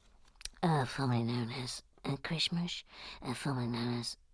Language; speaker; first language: English; native; English